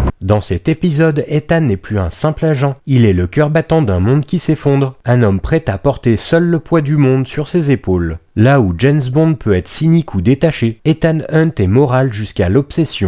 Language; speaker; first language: French; native; French